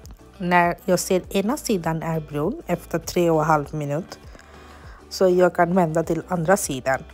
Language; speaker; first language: Swedish; non-native, learner; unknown